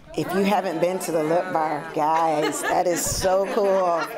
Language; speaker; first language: English; native; English